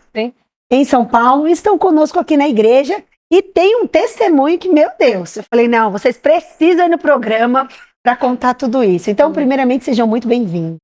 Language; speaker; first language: Portuguese; native; Portuguese